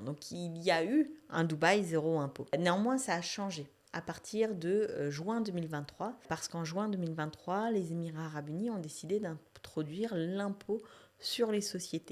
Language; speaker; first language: French; native; French